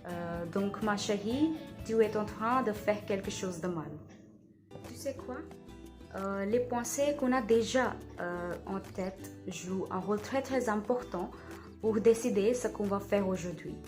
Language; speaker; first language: French; non-native, learner; Hindi